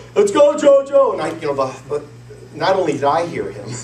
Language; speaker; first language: English; native; English